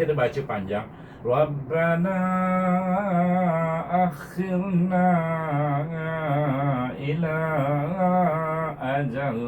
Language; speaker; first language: Malay; native; Malay